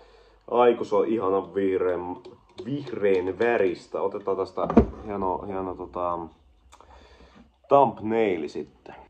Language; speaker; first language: Finnish; native; Finnish